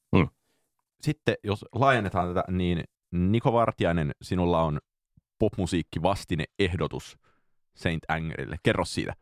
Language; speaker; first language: Finnish; native; Finnish